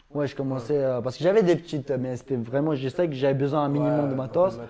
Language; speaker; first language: French; non-native, fluent; Ingush